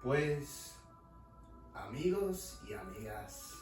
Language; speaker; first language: Spanish; non-native, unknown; English